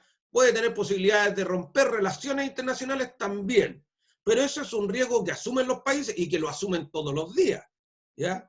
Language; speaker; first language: Spanish; native; Spanish